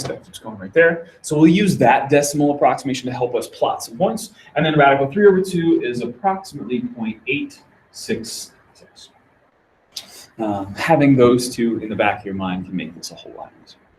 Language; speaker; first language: English; native; English